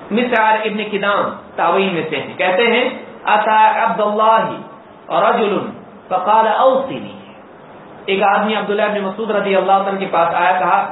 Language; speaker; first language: Urdu; native; Urdu